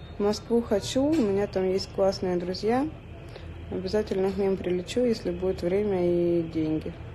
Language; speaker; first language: Russian; native; Russian